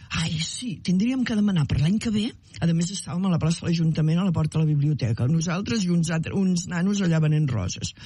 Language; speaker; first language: Catalan; native; Catalan